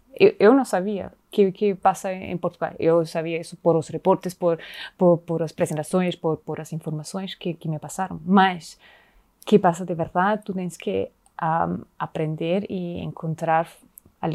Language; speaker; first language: Portuguese; non-native, fluent; German